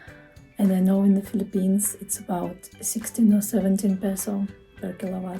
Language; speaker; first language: English; non-native, fluent; Russian